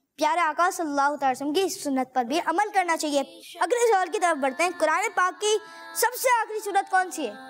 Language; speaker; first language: Urdu; native; Urdu